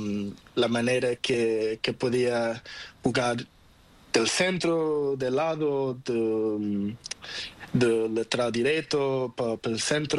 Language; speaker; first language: Spanish; non-native, learner; Portuguese